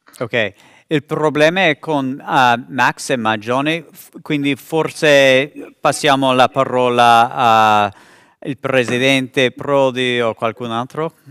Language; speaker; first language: Italian; non-native, learner; English